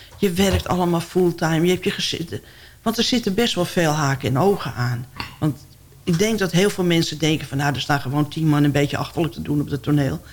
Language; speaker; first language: Dutch; native; Dutch